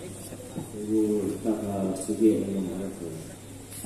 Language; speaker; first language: Korean; non-native, learner; Indonesian